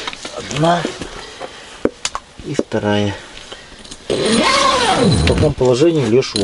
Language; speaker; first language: Russian; native; Russian